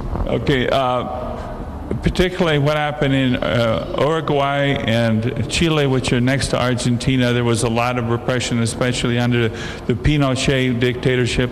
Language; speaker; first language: English; native; English